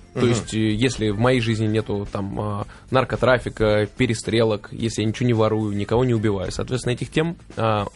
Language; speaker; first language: Russian; native; Russian